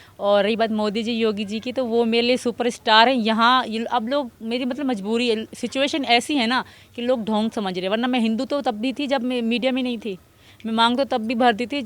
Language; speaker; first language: Urdu; non-native, local second language; Sindhi